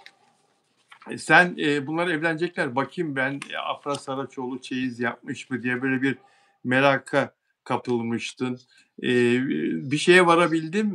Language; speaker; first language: Turkish; native; Turkish